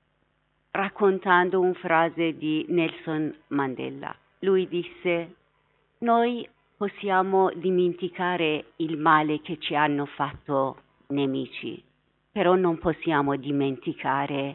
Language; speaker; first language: Italian; non-native, fluent; Persian